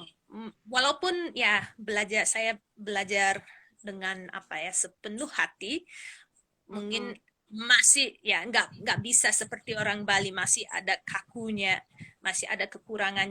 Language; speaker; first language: Indonesian; non-native, fluent; English